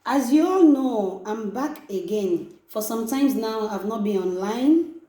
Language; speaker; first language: English; non-native, local second language; Yoruba